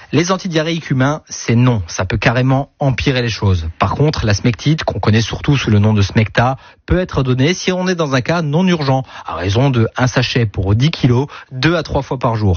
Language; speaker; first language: French; native; French